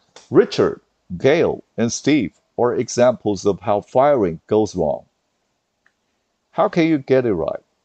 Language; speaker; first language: English; non-native, fluent; Chinese